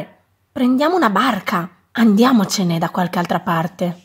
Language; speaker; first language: Italian; native; Italian